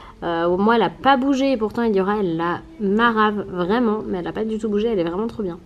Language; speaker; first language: French; native; French